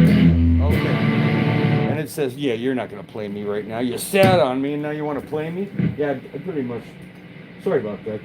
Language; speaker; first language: English; native; English